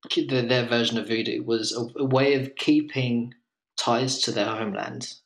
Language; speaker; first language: English; native; English